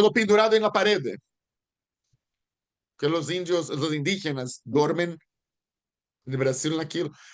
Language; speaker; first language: Spanish; non-native, learner; Portuguese